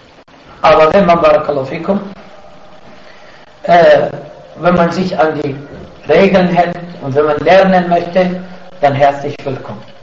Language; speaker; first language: German; non-native, fluent; Arabic